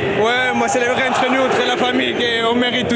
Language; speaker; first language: French; non-native, fluent; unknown